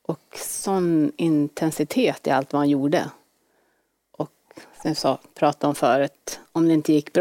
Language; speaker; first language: Swedish; native; Swedish